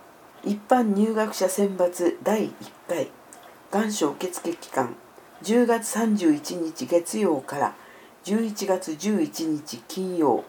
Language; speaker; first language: Japanese; native; Japanese